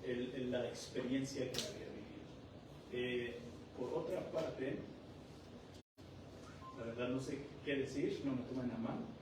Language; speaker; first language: Spanish; non-native, fluent; Persian